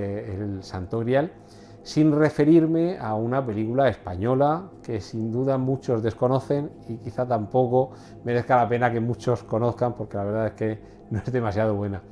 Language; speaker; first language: Spanish; native; Spanish